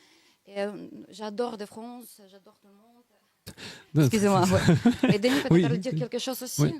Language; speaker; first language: French; non-native, learner; Russian